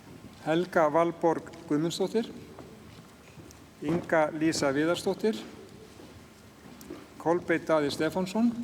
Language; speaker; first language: Icelandic; native; Icelandic